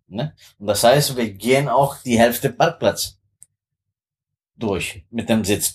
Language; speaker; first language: German; non-native, fluent; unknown